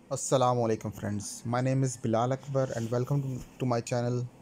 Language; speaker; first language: English; non-native, local second language; Urdu